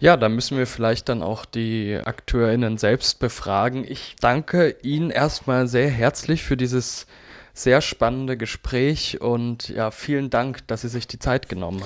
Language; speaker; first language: German; native; German